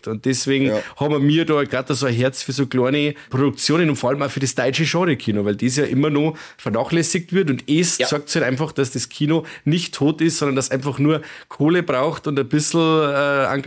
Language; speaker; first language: German; native; German